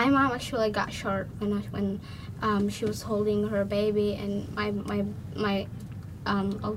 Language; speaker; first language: English; non-native, local second language; Somali